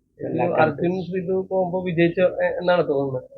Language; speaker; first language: Malayalam; native; Malayalam